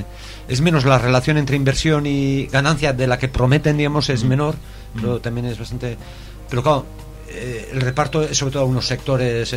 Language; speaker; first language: Spanish; native; Spanish